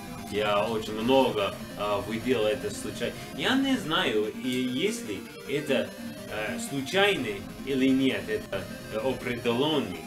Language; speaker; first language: Russian; non-native, learner; English